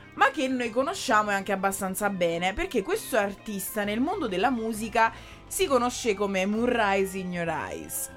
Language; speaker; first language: Italian; native; Italian